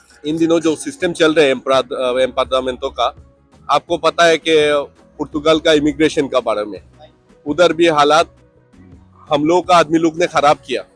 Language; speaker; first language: Hindi; non-native, local second language; Bangla